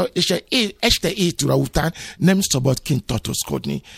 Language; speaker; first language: Hungarian; non-native, learner; Yoruba